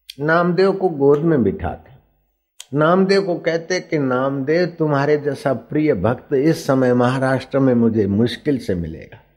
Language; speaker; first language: Hindi; non-native, local second language; Sindhi